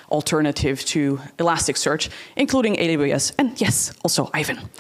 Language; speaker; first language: English; non-native, fluent; Dutch